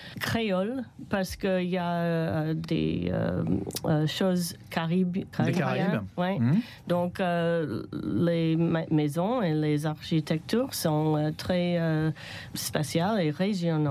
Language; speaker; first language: French; non-native, learner; English